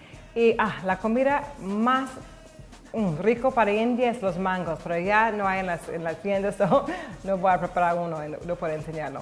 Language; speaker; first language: Spanish; non-native, learner; English